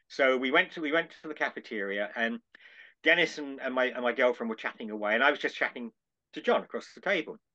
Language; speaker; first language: English; native; English